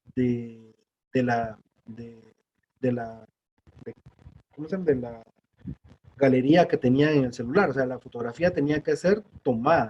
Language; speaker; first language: Spanish; native; Spanish